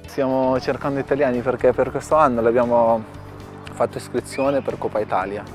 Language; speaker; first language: Italian; non-native, fluent; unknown